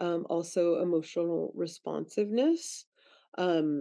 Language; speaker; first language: English; native; English